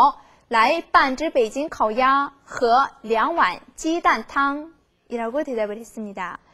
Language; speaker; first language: Chinese; non-native, fluent; Korean